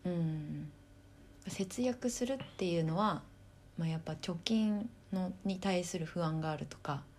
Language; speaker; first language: Japanese; native; Japanese